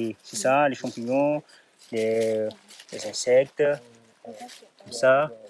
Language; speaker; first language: French; non-native, local second language; Malagasy